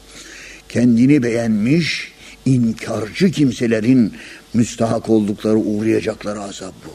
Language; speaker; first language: Turkish; native; Turkish